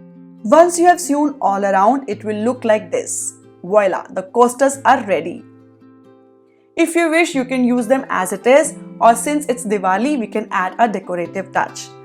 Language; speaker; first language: English; non-native, local second language; Hindi